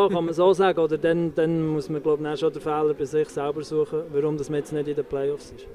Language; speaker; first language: German; native; German